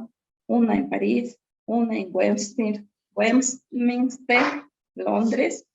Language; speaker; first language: Spanish; native; Spanish